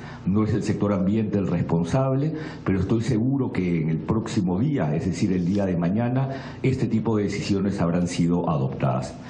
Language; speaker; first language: Spanish; native; Spanish